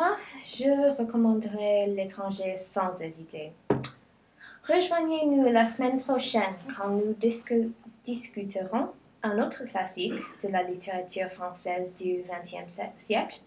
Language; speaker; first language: French; non-native, learner; English